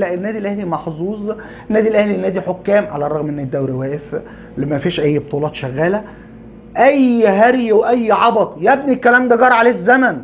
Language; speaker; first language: Arabic; native; Arabic